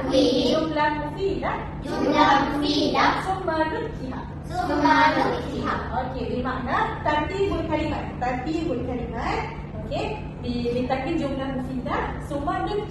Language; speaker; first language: Arabic; non-native, learner; Malay